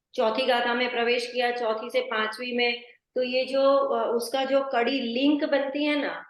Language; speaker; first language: Hindi; non-native, local second language; Gujarati